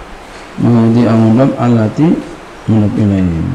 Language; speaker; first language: Arabic; non-native, fluent; Indonesian